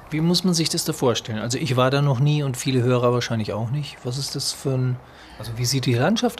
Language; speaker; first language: German; native; German